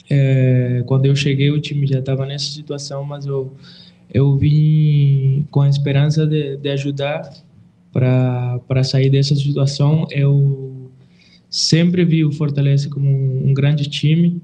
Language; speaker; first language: Portuguese; non-native, fluent; Spanish